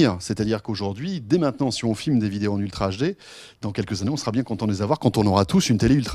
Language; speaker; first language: French; native; French